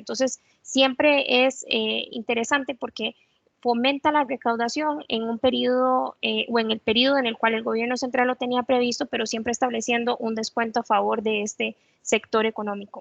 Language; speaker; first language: Spanish; native; Spanish